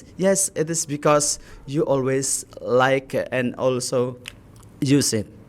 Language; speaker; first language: English; non-native, learner; Indonesian